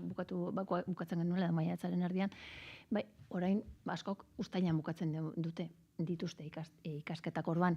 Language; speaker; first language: Basque; native; Basque